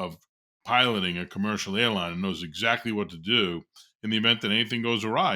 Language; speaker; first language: English; native; English